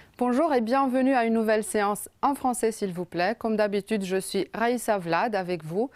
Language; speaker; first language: French; non-native, fluent; Romanian